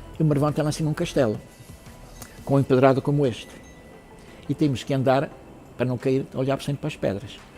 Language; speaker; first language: Portuguese; early bilingual, other home language; Italian